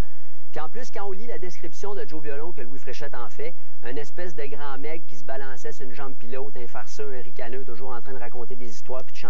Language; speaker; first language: French; native; French